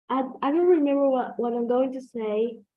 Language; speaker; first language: English; non-native, fluent; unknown